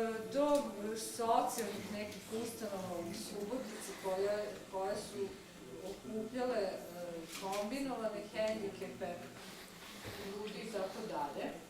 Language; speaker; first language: Bosnian; native; Bosnian